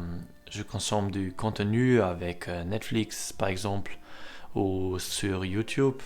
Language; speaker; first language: French; non-native, learner; German